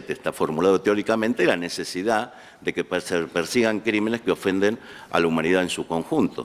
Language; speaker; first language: Spanish; native; Spanish